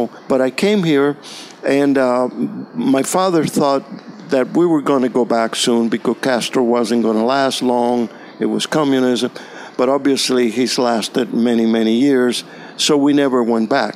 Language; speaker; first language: English; non-native, fluent; Spanish